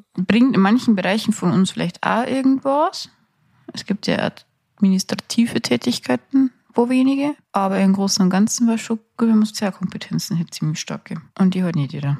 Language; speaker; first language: German; native; German